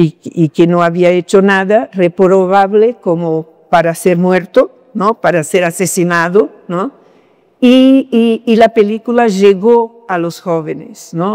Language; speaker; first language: Spanish; non-native, fluent; Portuguese